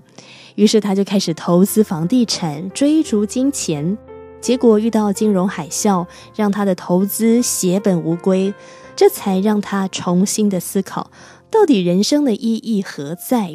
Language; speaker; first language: Chinese; native; Chinese